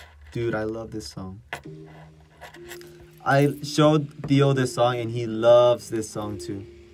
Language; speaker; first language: English; early bilingual, other home language; Korean